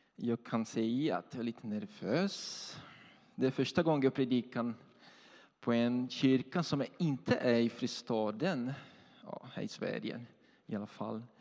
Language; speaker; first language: Swedish; non-native, fluent; Portuguese